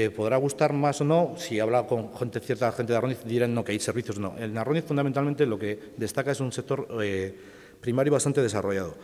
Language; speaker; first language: Spanish; native; Spanish